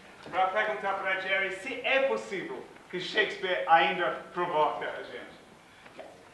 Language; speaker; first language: Portuguese; non-native, fluent; English